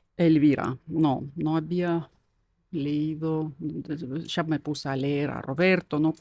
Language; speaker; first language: Spanish; non-native, fluent; Russian